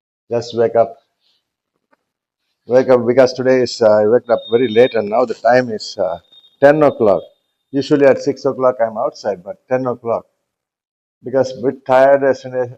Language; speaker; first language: English; non-native, local second language; Tamil